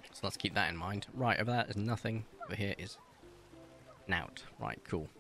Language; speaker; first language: English; native; English